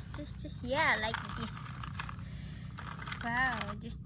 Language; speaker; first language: English; non-native, learner; Indonesian